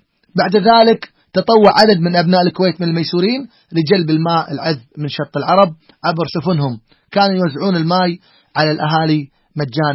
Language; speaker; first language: Arabic; native; Arabic